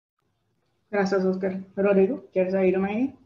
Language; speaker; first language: Spanish; non-native, fluent; English